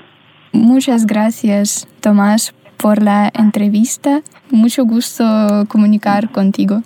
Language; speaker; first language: Spanish; non-native, fluent; Russian